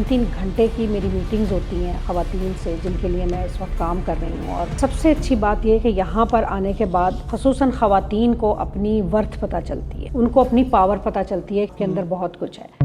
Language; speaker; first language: Urdu; native; Urdu